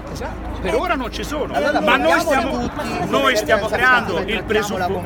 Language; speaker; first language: Italian; native; Italian